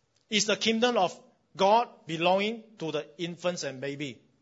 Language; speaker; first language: English; non-native, local second language; Chinese